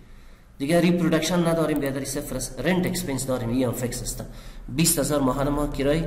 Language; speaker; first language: Persian; non-native, local second language; Pashto